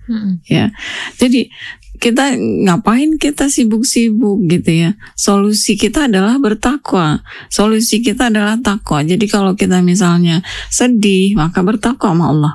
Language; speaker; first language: Indonesian; native; Indonesian